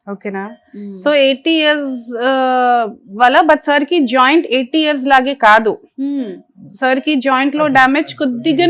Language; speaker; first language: Telugu; non-native, fluent; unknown